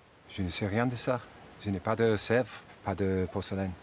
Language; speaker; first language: French; non-native, learner; English